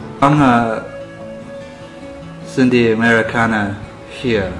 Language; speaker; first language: German; non-native, learner; English